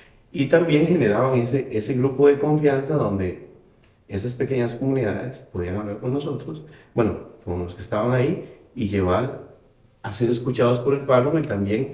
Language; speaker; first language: Spanish; native; Spanish